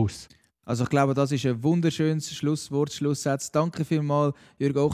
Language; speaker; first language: German; native; German